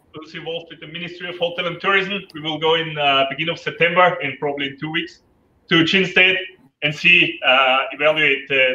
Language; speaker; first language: English; non-native, fluent; German